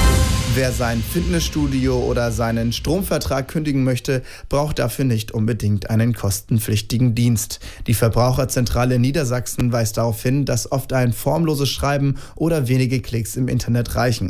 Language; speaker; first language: German; native; German